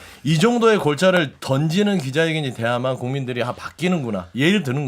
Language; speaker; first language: Korean; native; Korean